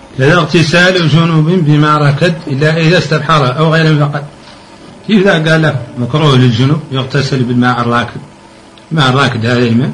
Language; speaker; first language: Arabic; native; Arabic